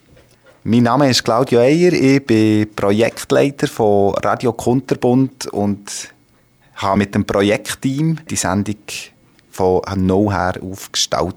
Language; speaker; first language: German; native; German